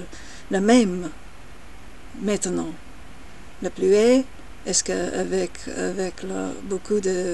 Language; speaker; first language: French; non-native, learner; English